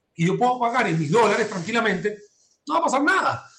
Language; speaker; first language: Spanish; native; Spanish